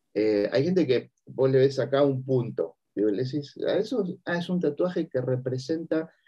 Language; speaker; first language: Spanish; native; Spanish